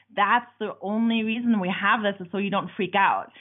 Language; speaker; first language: English; non-native, fluent; German